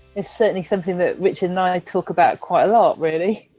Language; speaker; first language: English; native; English